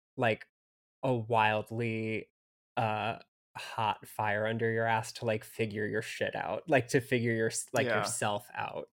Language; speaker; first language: English; native; English